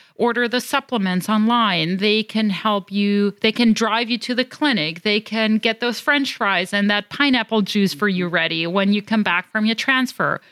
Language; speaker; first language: English; non-native, fluent; German